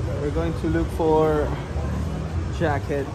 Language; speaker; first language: English; non-native, local second language; Cebuano